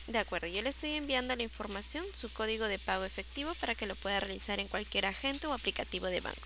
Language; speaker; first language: Spanish; native; Spanish